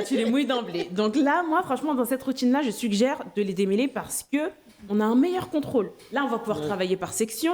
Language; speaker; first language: French; non-native, local second language; Haitian Creole